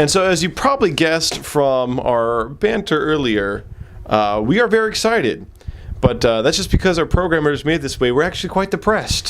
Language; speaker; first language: English; native; English